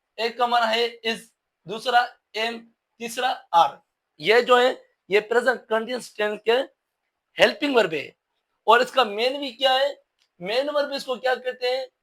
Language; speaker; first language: Urdu; non-native, local second language; Sindhi